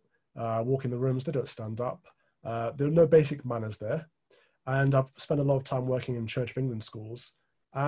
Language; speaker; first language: English; native; English